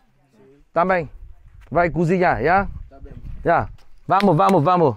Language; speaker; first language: Portuguese; non-native, learner; Vietnamese